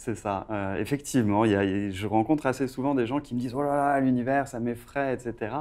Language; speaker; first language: French; native; French